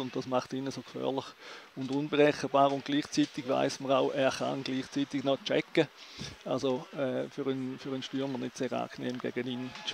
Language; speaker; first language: German; native; German